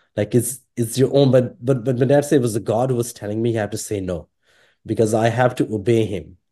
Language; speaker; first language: English; non-native, local second language; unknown